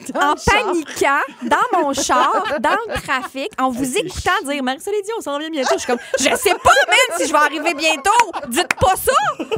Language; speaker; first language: French; native; French